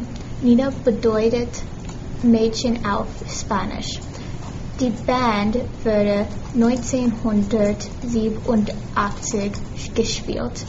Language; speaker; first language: German; non-native, learner; English